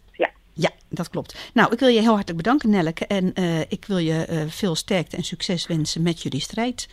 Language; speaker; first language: Dutch; native; Dutch